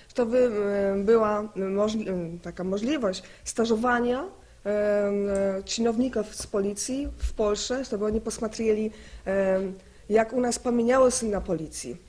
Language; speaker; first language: Polish; non-native, learner; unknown